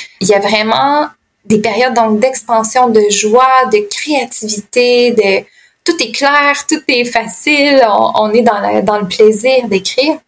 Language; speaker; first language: French; native; French